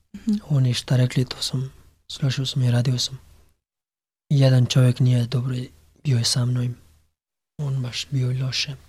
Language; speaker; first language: Serbian; non-native, learner; Pashto